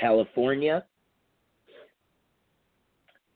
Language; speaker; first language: English; native; English